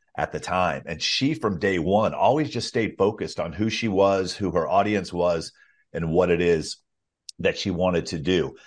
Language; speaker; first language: English; native; English